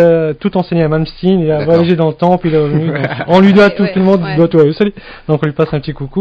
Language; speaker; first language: French; non-native, local second language; Arabic